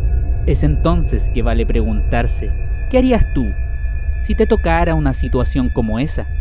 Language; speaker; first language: Spanish; native; Spanish